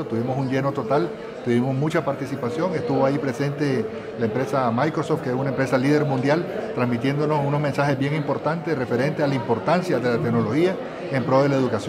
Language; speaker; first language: Spanish; native; Spanish